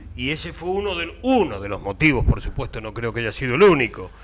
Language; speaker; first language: Spanish; native; Spanish